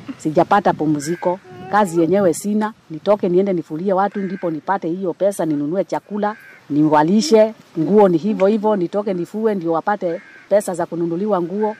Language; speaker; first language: Swahili; non-native, local second language; Luo (Kenya and Tanzania)